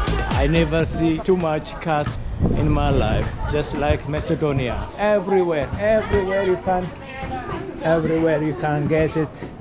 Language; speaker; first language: English; non-native, learner; Amharic